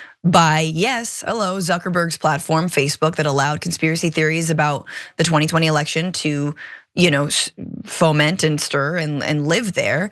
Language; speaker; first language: English; native; English